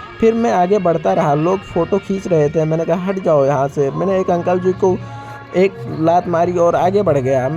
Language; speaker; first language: Hindi; native; Hindi